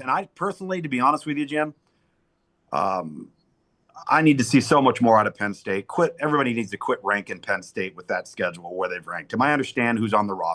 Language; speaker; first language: English; native; English